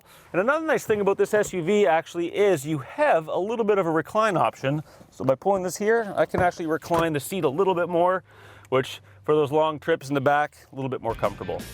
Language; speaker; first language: English; native; English